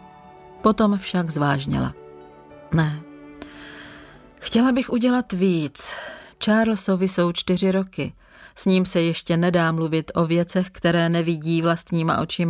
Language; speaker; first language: Czech; native; Czech